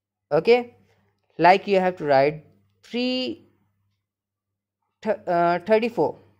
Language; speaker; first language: English; non-native, local second language; Hindi